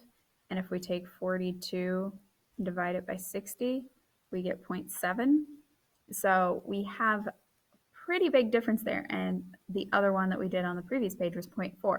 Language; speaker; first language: English; native; English